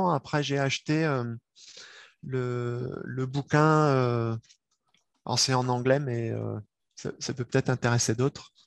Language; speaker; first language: French; native; French